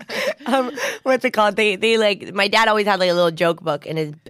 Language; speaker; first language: English; native; English